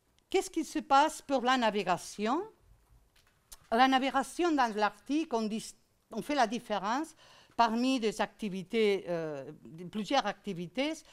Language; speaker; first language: French; non-native, fluent; Spanish